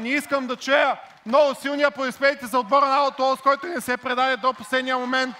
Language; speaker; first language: Bulgarian; native; Bulgarian